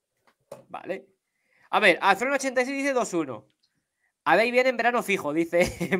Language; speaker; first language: Spanish; native; Spanish